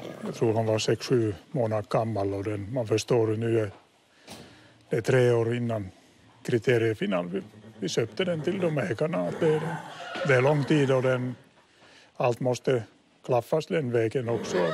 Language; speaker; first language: Swedish; non-native, fluent; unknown